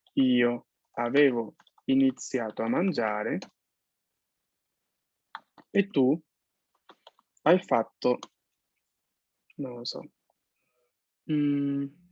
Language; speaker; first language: Italian; non-native, fluent; Spanish